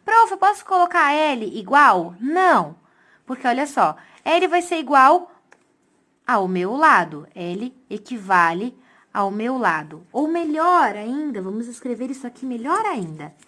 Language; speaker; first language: Portuguese; native; Portuguese